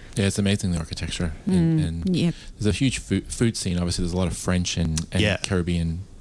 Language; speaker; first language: English; native; English